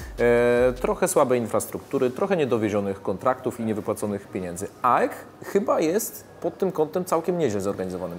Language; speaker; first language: Polish; native; Polish